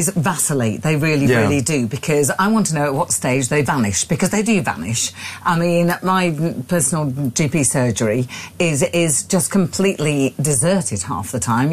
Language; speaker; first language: English; native; English